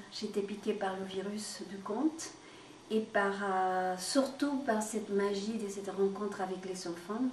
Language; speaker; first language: French; non-native, fluent; Spanish